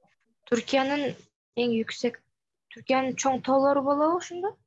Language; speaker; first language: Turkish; non-native, learner; Kyrgyz